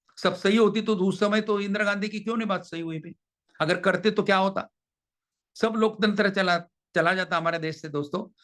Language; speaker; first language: Hindi; non-native, local second language; Marathi